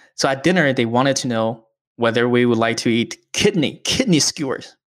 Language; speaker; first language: English; early bilingual, other home language; Chinese